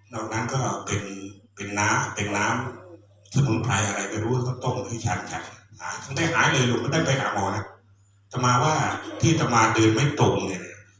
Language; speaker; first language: Thai; non-native, local second language; Khmer